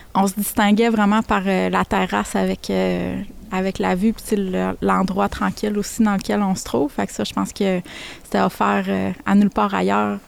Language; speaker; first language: French; native; French